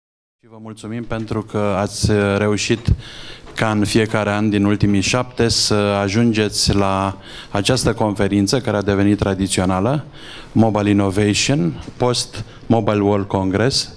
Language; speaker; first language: Romanian; native; Romanian